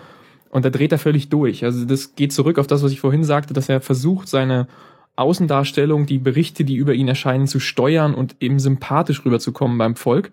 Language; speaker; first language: German; native; German